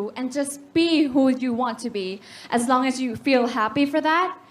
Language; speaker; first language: English; non-native, learner; Thai